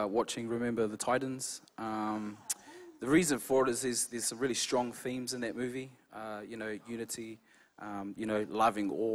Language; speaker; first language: English; native; English